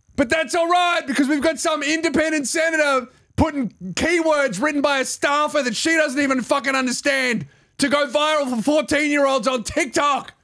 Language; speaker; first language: English; native; English